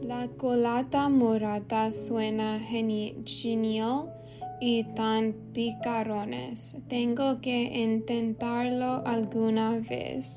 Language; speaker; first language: Spanish; non-native, learner; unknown